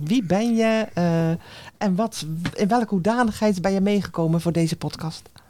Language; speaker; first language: Dutch; native; Dutch